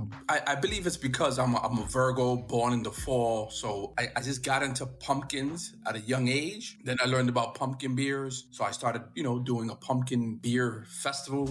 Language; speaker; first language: English; native; English